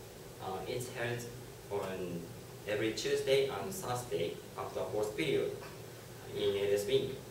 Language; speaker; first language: English; non-native, learner; Japanese